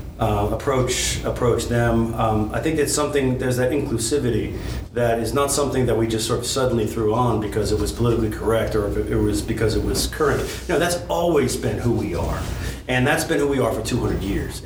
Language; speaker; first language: English; native; English